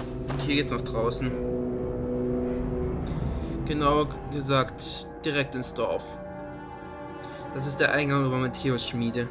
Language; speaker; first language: German; native; German